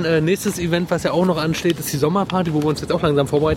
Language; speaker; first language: German; native; German